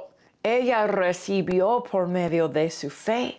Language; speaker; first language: Spanish; non-native, fluent; English